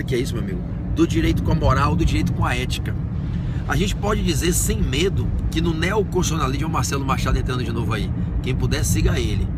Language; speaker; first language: Portuguese; native; Portuguese